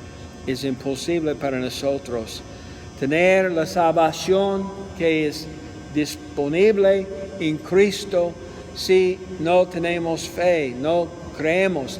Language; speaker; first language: Spanish; non-native, learner; English